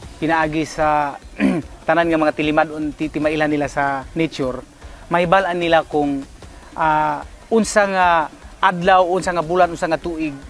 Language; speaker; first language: Cebuano; non-native, local second language; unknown